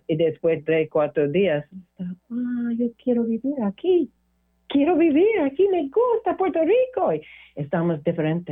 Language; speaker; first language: Spanish; non-native, learner; English